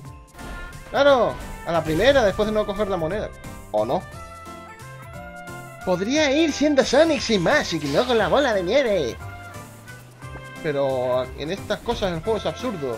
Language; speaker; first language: Spanish; native; Spanish